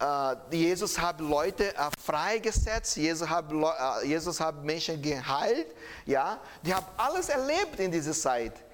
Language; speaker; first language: German; non-native, fluent; Portuguese